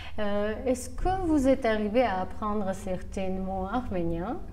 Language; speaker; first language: French; non-native, fluent; Armenian